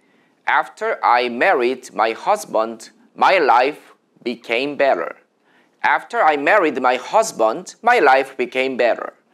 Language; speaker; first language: English; non-native, fluent; Korean